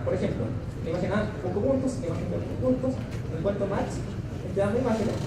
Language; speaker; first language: Spanish; native; Spanish